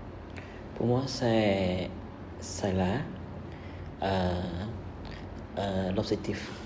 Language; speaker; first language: French; non-native, learner; Khmer